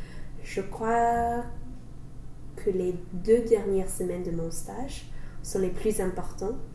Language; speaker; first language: French; non-native, fluent; English